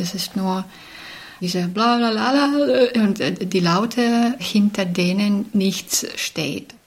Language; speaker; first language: German; non-native, fluent; Belarusian